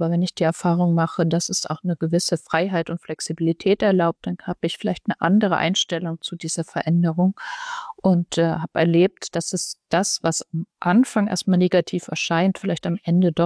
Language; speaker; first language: German; native; German